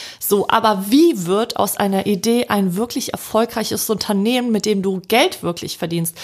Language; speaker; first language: German; early bilingual, other home language; Polish